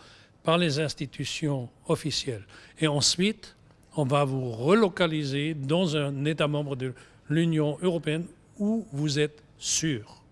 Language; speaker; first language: French; non-native, fluent; German